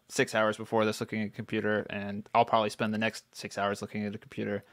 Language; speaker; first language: English; native; English